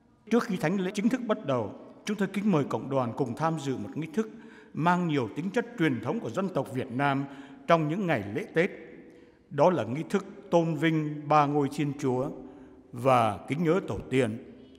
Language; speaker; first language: Vietnamese; native; Vietnamese